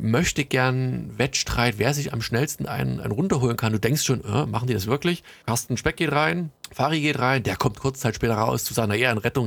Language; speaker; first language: German; native; German